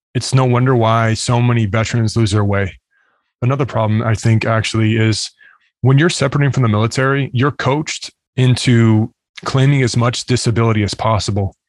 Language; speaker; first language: English; native; English